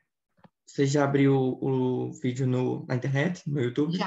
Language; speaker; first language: Portuguese; native; Portuguese